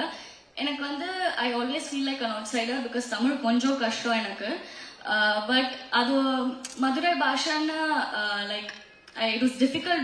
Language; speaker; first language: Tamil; non-native, fluent; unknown